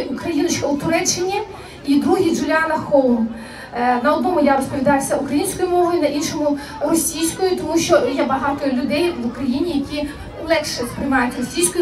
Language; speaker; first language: Ukrainian; native; Ukrainian